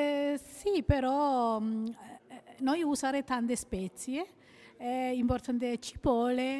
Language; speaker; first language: Italian; non-native, learner; Sinhala